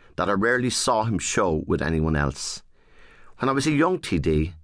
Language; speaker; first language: English; native; English